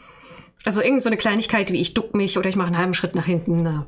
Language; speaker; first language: German; native; German